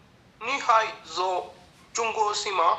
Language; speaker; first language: Chinese; non-native, learner; Amharic